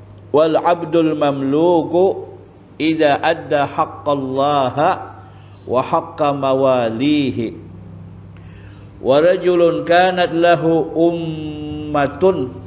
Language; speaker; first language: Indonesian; non-native, local second language; Banjar